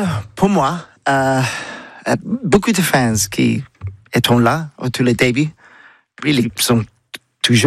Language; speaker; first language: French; non-native, learner; English